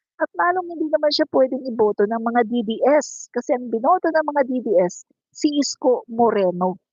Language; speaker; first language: Filipino; non-native, local second language; Cebuano